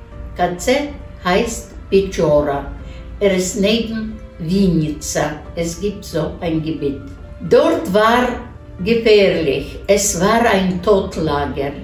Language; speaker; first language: German; non-native, learner; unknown